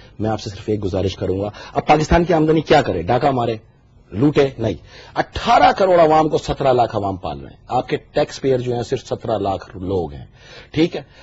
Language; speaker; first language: Urdu; native; Urdu